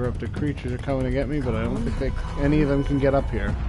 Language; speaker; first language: English; native; English